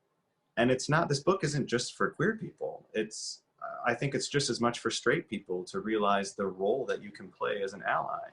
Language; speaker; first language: English; native; English